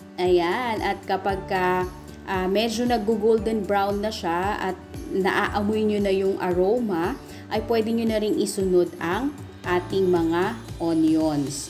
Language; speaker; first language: Filipino; non-native, local second language; Iloko